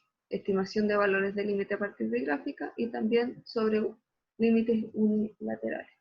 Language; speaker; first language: Spanish; native; Spanish